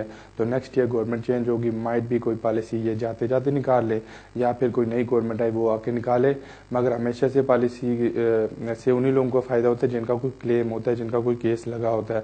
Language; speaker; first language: Urdu; native; Urdu